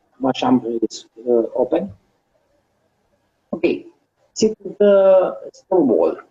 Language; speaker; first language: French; non-native, learner; Romanian